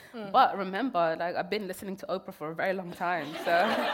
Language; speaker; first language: English; native; English